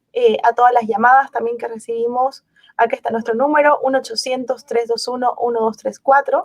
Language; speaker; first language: Spanish; native; Spanish